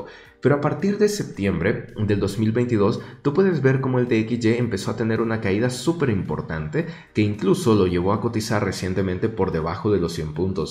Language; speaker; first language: Spanish; native; Spanish